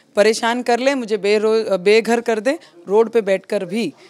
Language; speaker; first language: Hindi; non-native, local second language; Marathi